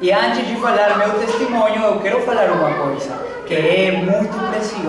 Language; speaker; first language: Portuguese; non-native, fluent; Spanish